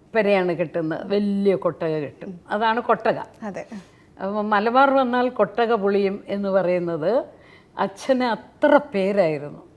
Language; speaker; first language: Malayalam; native; Malayalam